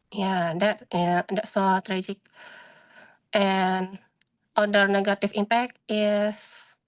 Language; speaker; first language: English; non-native, learner; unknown